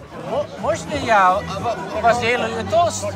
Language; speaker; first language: Russian; non-native, learner; Dutch